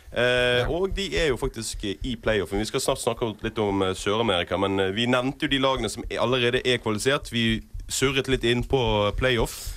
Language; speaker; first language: Norwegian; native; Norwegian